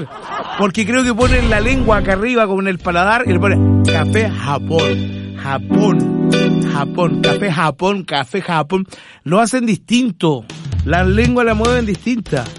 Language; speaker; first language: Spanish; native; Spanish